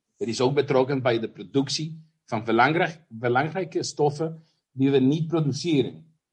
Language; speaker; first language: Dutch; non-native, fluent; Spanish